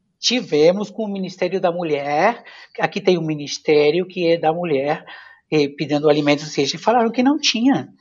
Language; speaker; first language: Portuguese; non-native, fluent; Spanish